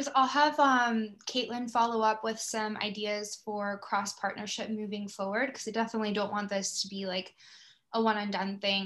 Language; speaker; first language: English; native; English